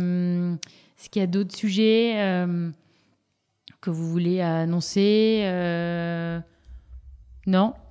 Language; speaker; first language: French; native; French